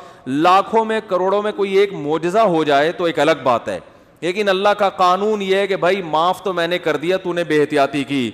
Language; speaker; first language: Urdu; native; Urdu